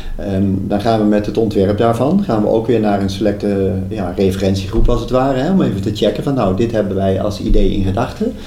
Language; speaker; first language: Dutch; native; Dutch